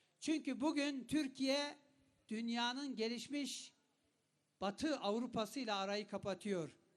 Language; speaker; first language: Turkish; non-native, local second language; Kurdish